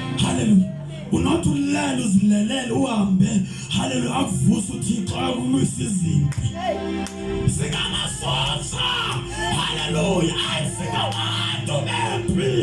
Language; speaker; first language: Zulu; non-native, local second language; Xhosa